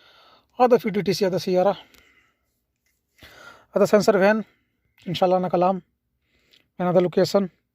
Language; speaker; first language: Arabic; non-native, learner; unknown